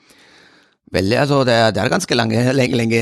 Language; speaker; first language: Norwegian; non-native, fluent; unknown